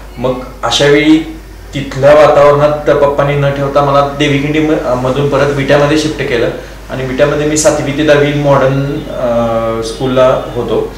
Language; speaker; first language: Marathi; native; Marathi